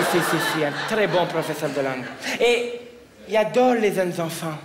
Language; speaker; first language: French; native; French